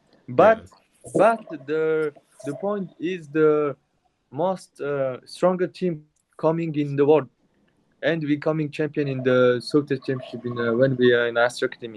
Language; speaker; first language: English; non-native, learner; Mongolian